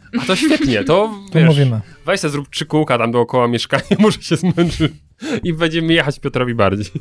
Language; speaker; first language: Polish; native; Polish